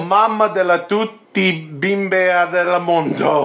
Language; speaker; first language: Italian; non-native, learner; English